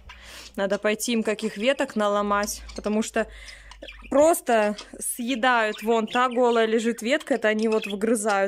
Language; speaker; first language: Russian; native; Russian